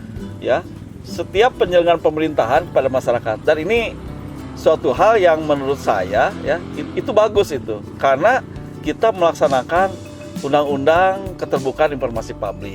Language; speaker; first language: Indonesian; non-native, local second language; Sundanese